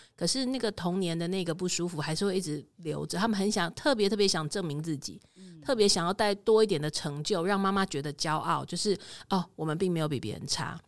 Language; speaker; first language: Chinese; native; Chinese